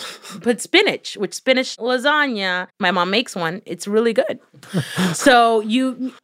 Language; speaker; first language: English; early bilingual, other home language; Spanish